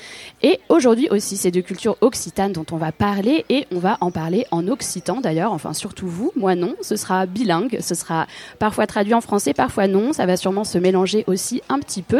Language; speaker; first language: French; native; French